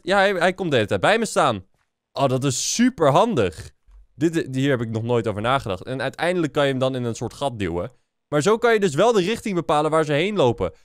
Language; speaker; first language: Dutch; native; Dutch